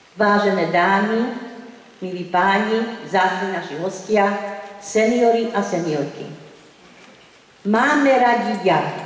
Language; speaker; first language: Slovak; native; Slovak